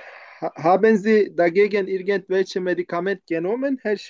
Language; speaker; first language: German; non-native, learner; Turkish